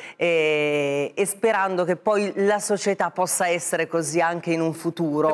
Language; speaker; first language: Italian; native; Italian